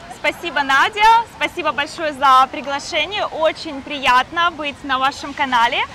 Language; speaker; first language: Russian; native; Russian